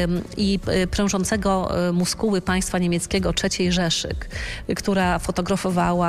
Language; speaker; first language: Polish; native; Polish